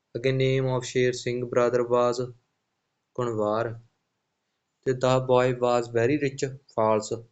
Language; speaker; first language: English; non-native, local second language; Punjabi